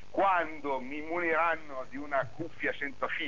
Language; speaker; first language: Italian; native; Italian